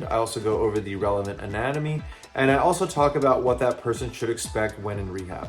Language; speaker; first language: English; native; English